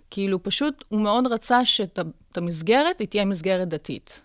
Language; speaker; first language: Hebrew; early bilingual, other home language; Russian